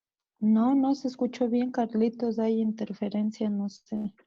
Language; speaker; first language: Spanish; native; Spanish